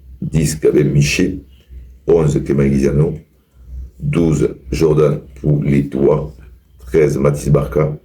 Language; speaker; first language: French; native; French